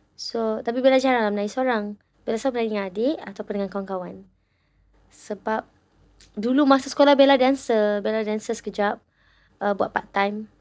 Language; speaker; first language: Malay; native; Malay